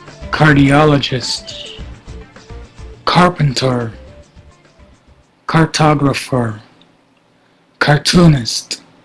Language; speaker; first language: English; non-native, fluent; Portuguese